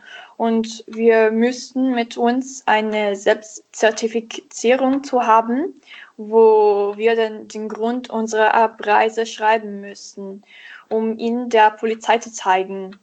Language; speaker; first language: German; non-native, learner; Italian